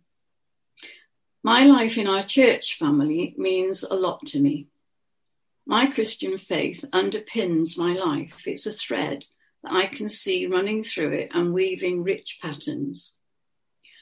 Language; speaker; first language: English; native; English